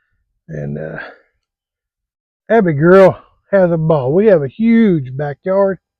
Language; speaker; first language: English; native; English